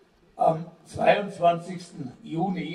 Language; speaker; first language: German; native; German